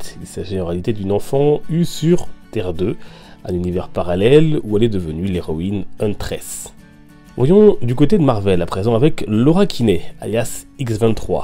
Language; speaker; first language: French; native; French